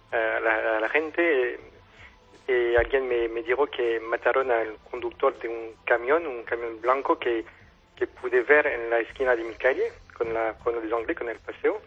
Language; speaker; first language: Spanish; non-native, fluent; French